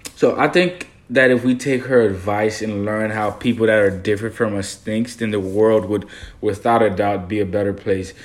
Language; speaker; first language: English; early bilingual, other home language; Haitian Creole